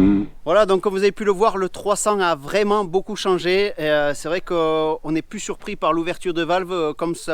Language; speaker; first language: French; native; French